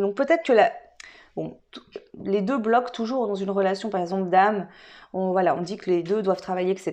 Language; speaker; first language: French; native; French